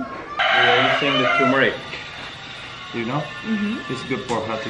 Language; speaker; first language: English; non-native, learner; Balinese